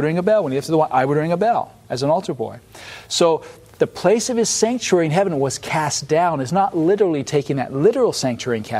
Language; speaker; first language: English; native; English